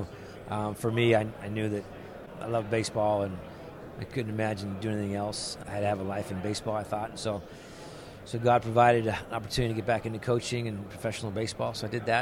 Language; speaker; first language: English; native; English